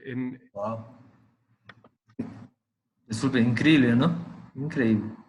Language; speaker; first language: Spanish; non-native, fluent; Portuguese